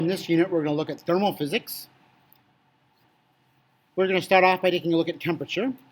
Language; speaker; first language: English; native; English